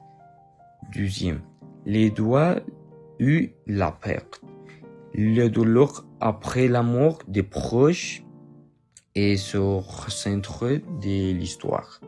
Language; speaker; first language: French; non-native, learner; Spanish